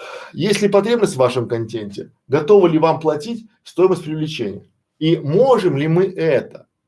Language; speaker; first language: Russian; native; Russian